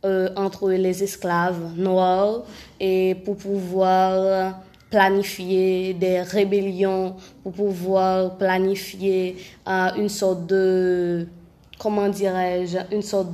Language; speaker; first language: French; non-native, local second language; Haitian Creole